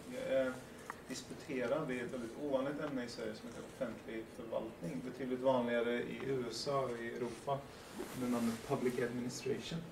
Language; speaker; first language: Swedish; early bilingual, other home language; Persian